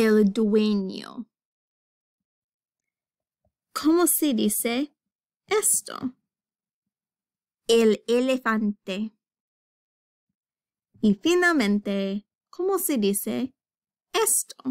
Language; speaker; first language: Spanish; non-native, fluent; English